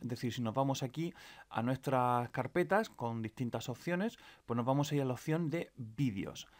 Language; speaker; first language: Spanish; native; Spanish